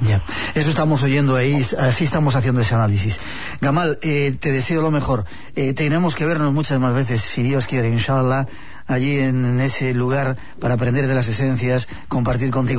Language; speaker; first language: Spanish; native; Spanish